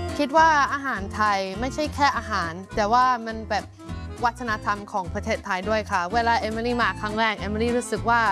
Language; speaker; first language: Thai; non-native, fluent; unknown